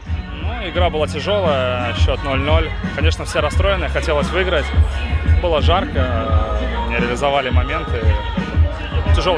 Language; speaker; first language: Russian; native; Russian